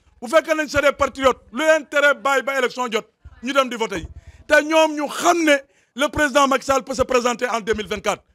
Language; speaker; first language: French; non-native, local second language; Wolof